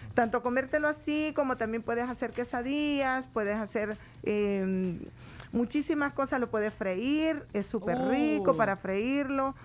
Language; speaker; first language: Spanish; native; Spanish